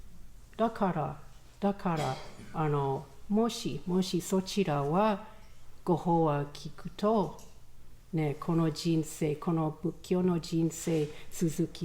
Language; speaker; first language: Japanese; non-native, learner; English